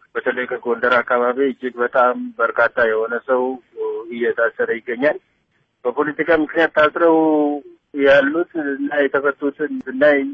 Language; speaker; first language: Amharic; non-native, local second language; Oromo